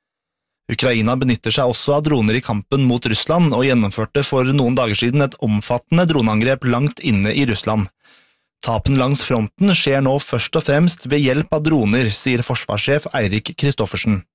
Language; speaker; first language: Norwegian; native; Norwegian